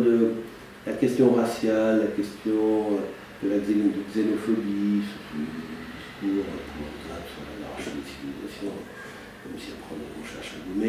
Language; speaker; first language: French; native; French